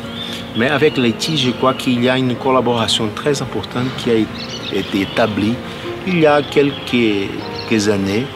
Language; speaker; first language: French; non-native, fluent; Portuguese